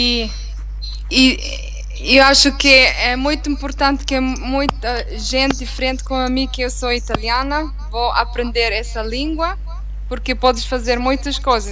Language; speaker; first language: Portuguese; non-native, learner; Italian